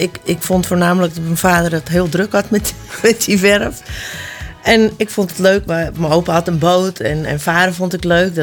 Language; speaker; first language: Dutch; native; Dutch